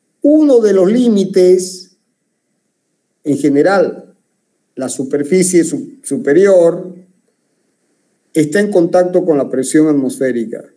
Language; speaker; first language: Spanish; native; Spanish